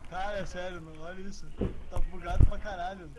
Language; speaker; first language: Portuguese; native; Portuguese